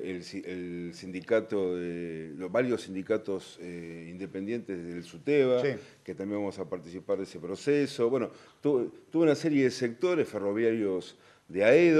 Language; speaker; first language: Spanish; native; Spanish